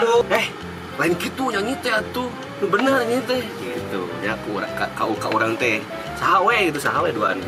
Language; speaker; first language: Indonesian; native; Indonesian